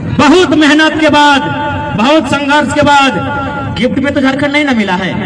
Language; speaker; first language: Hindi; non-native, local second language; Magahi